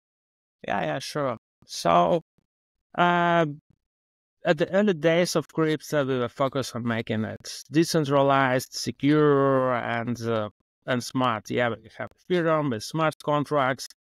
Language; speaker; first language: English; non-native, fluent; Russian